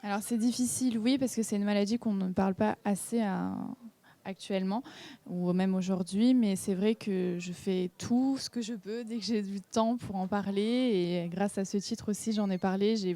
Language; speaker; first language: French; native; French